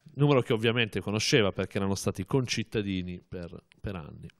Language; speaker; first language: Italian; native; Italian